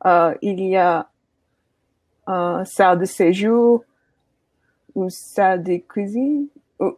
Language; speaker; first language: French; non-native, learner; English